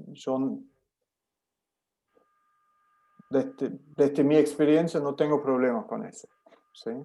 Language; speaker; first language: Spanish; non-native, fluent; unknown